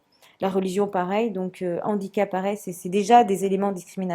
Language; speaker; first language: French; non-native, local second language; Comorian